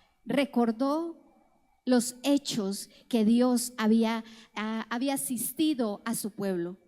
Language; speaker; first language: Spanish; native; Spanish